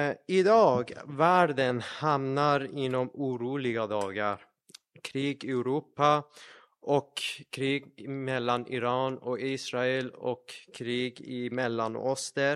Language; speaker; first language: Swedish; non-native, fluent; Persian